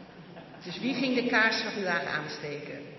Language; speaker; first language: Dutch; native; Dutch